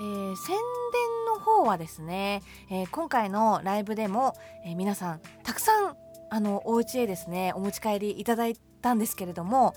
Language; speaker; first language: Japanese; native; Japanese